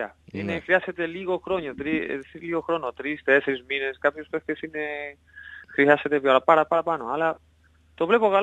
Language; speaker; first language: Greek; non-native, learner; Spanish